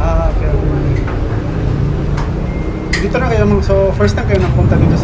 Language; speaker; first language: Filipino; early bilingual, other home language; Hindi